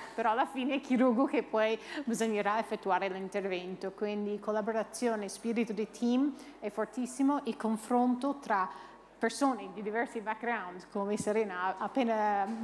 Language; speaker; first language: Italian; non-native, fluent; English